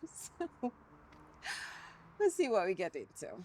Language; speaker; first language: English; native; English